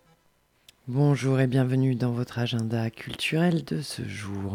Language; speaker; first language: French; native; French